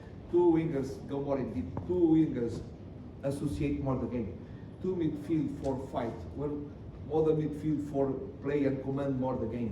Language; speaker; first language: English; non-native, learner; Portuguese